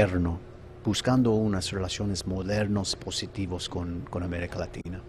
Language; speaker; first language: Spanish; non-native, fluent; English